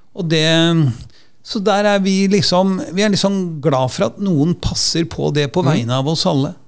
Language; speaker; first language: Norwegian; native; Norwegian